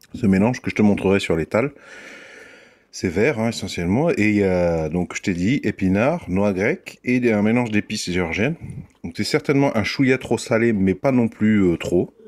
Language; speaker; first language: French; native; French